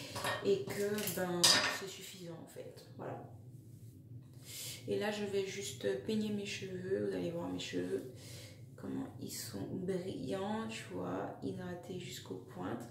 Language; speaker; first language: French; native; French